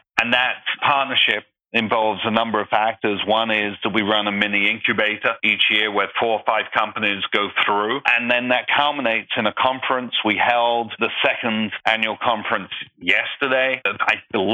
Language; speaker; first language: English; native; English